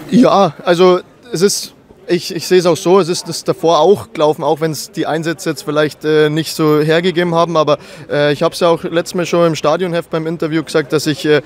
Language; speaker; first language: German; native; German